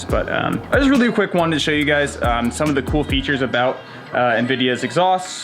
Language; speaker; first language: English; native; English